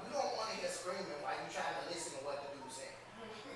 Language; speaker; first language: English; native; English